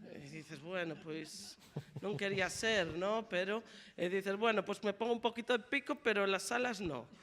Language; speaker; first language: Spanish; non-native, local second language; Galician